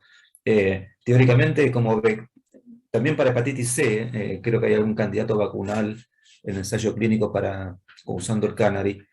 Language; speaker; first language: Spanish; native; Spanish